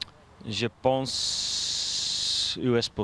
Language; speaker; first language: French; non-native, learner; Norwegian